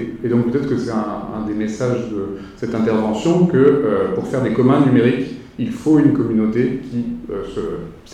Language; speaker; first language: French; native; French